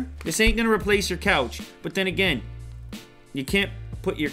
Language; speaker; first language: English; native; English